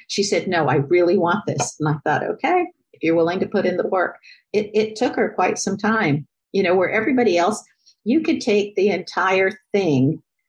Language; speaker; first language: English; native; English